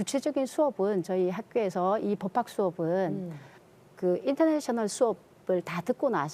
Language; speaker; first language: Korean; native; Korean